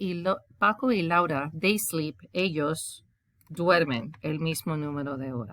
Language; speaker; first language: Spanish; non-native, fluent; English